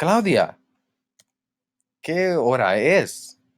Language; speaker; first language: Spanish; non-native, fluent; English